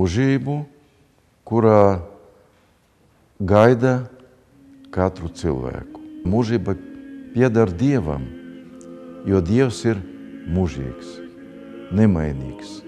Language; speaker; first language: Latvian; non-native, local second language; Russian